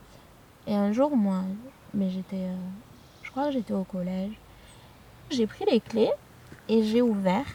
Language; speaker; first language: French; native; French